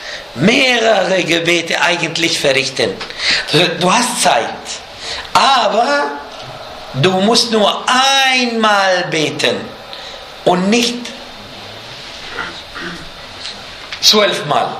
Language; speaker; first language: German; non-native, fluent; Arabic